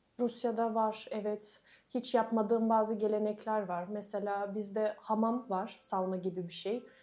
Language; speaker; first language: Turkish; non-native, fluent; Russian